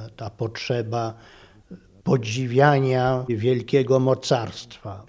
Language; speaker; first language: Polish; non-native, fluent; French